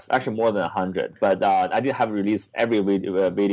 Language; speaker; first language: English; non-native, fluent; Chinese